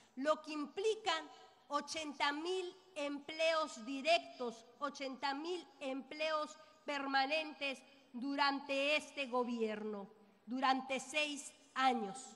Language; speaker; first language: Spanish; native; Spanish